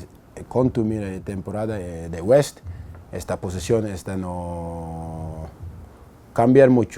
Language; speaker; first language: Spanish; non-native, learner; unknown